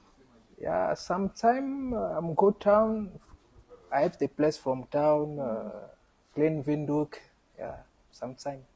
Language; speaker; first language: English; non-native, learner; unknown